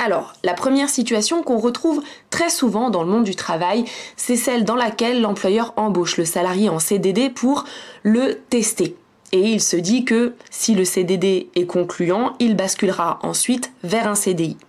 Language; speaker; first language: French; native; French